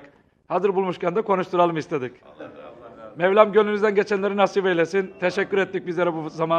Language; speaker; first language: Turkish; native; Turkish